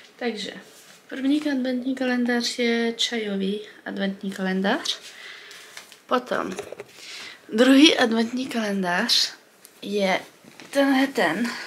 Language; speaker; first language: Czech; early bilingual, heritage; Czech